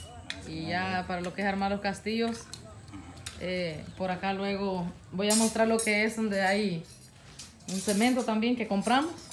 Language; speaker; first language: Spanish; native; Spanish